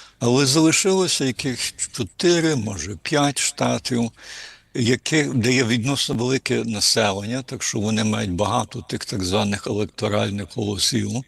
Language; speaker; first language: Ukrainian; early bilingual, heritage; Ukrainian